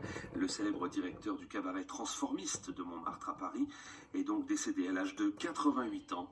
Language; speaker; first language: French; native; French